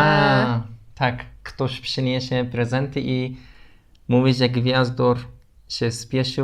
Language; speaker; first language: Polish; non-native, learner; Turkish